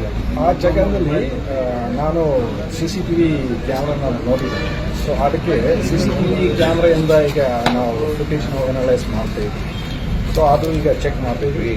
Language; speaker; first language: Kannada; non-native, fluent; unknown